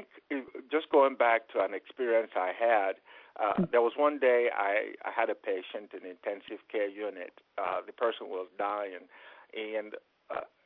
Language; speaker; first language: English; non-native, local second language; Igbo